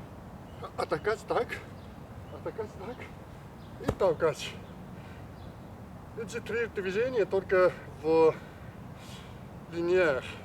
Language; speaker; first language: Russian; non-native, learner; Chinese